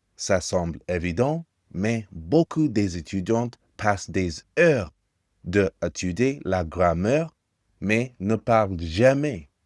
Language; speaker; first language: French; non-native, fluent; English